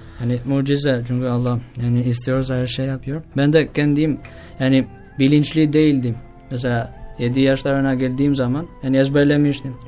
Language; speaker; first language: Turkish; non-native, learner; Albanian